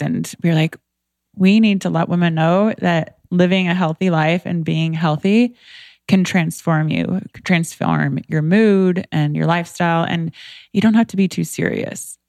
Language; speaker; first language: English; native; English